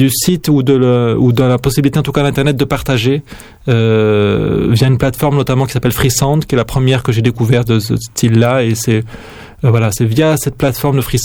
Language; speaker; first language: French; native; French